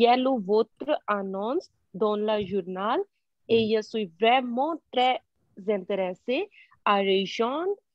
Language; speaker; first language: French; non-native, learner; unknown